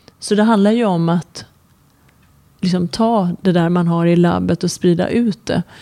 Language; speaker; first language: Swedish; early bilingual, other home language; Persian